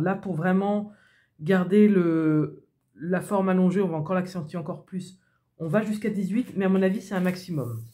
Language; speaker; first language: French; native; French